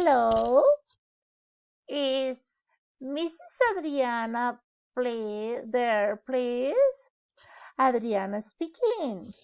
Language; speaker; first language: English; non-native, learner; Spanish